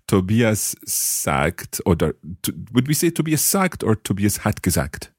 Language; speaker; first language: German; non-native, fluent; English